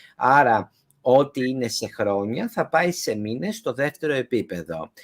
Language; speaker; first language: Greek; native; Greek